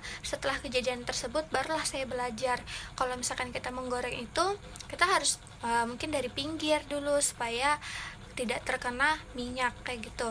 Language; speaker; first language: Indonesian; native; Indonesian